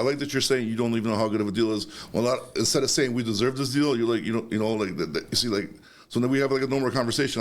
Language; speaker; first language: English; native; English